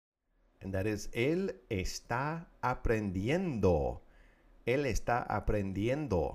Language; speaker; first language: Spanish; non-native, fluent; English